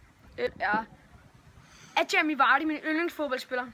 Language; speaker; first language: Danish; native; Danish